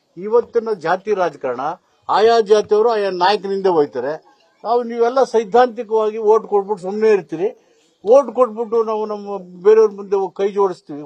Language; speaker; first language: Kannada; native; Kannada